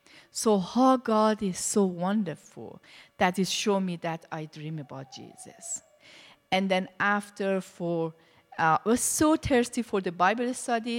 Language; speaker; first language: English; non-native, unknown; Persian